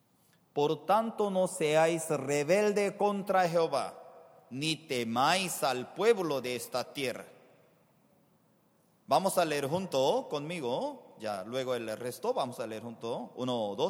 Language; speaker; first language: Spanish; non-native, fluent; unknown